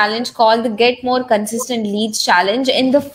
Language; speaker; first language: English; non-native, local second language; Hindi